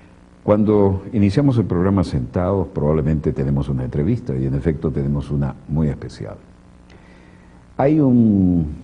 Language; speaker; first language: Spanish; native; Spanish